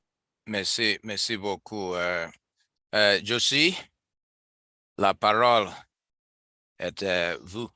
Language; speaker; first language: French; non-native, learner; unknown